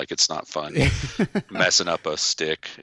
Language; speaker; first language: English; native; English